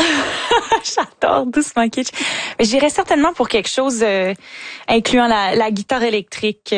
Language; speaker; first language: French; native; French